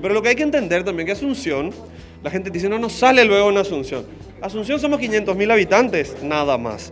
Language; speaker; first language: Spanish; native; Spanish